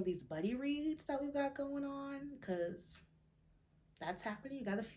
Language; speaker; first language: English; native; English